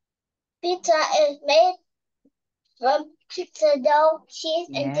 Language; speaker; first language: English; non-native, learner; Vietnamese